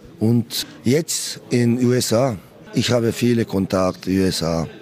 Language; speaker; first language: German; non-native, learner; Korean